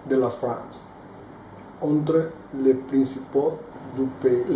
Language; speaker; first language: French; non-native, learner; Spanish